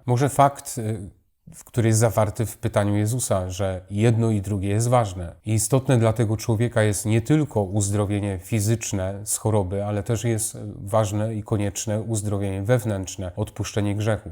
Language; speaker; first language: Polish; native; Polish